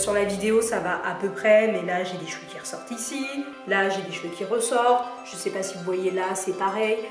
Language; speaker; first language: French; native; French